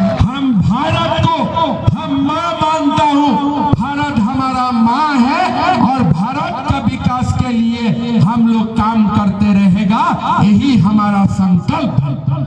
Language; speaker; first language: Hindi; non-native, local second language; Assamese